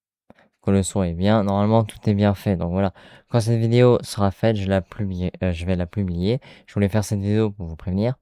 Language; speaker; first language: French; native; French